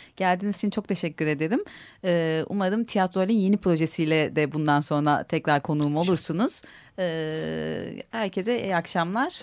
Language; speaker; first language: Turkish; native; Turkish